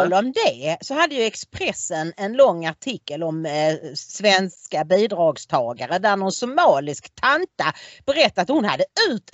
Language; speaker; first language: Swedish; native; Swedish